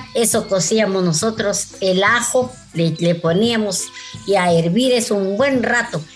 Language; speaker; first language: Spanish; non-native, local second language; Kʼicheʼ